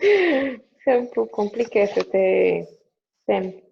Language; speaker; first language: French; non-native, learner; Spanish